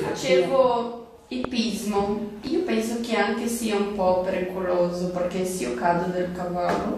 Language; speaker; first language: Italian; non-native, learner; Portuguese